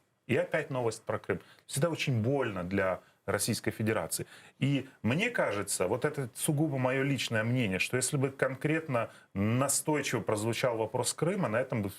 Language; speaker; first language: Russian; native; Russian